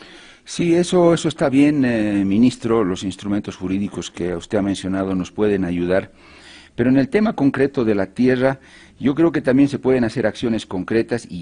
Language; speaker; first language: Spanish; native; Spanish